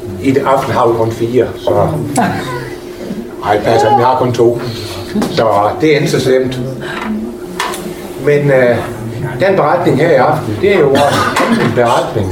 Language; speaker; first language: Danish; native; Danish